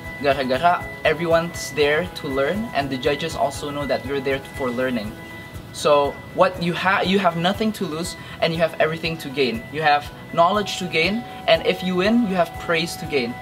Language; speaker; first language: English; non-native, fluent; Indonesian